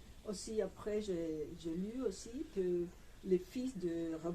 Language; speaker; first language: French; non-native, fluent; Spanish